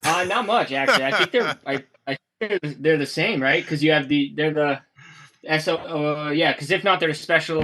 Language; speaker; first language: English; native; English